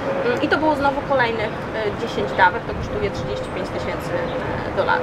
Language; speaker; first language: Polish; native; Polish